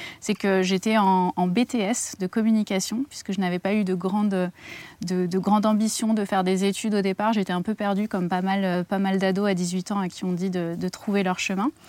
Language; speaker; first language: French; native; French